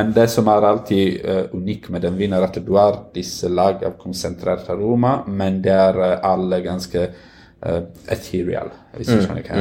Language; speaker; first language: Norwegian; non-native, fluent; Italian